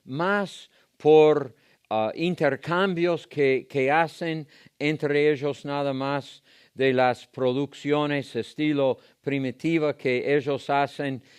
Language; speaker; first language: Spanish; non-native, fluent; English